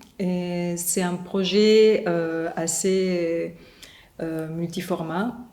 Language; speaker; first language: French; non-native, fluent; Spanish